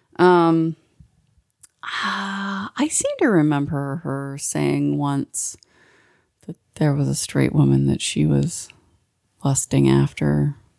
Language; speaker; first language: English; native; English